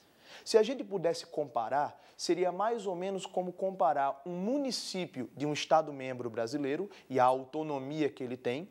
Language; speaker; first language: Portuguese; native; Portuguese